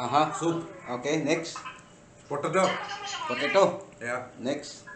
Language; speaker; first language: English; non-native, learner; Filipino